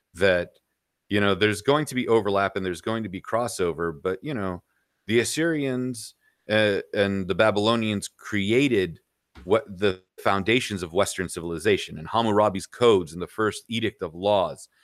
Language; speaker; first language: English; native; English